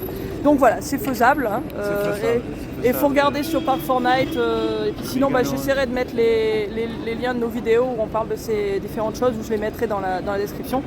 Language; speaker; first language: French; native; French